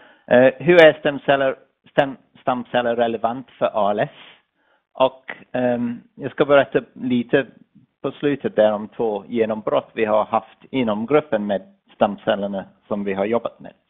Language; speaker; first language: Swedish; non-native, fluent; English